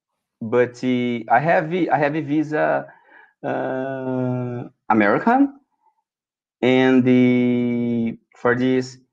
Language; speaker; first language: English; non-native, learner; Portuguese